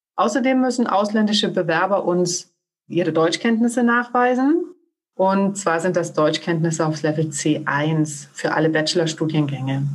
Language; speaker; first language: German; native; German